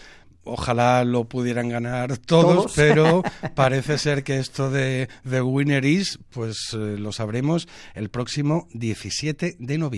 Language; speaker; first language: Spanish; native; Spanish